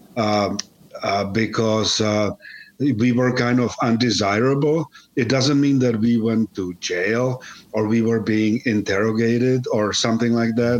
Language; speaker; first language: English; non-native, fluent; Czech